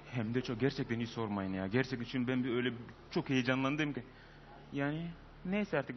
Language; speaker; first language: Turkish; non-native, fluent; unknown